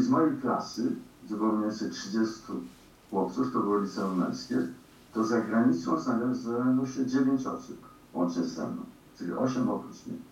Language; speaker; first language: Polish; early bilingual, heritage; Polish